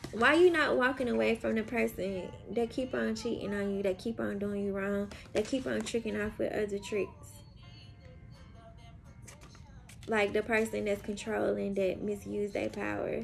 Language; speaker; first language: English; native; English